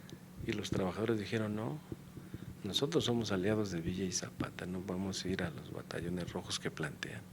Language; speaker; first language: Spanish; native; Spanish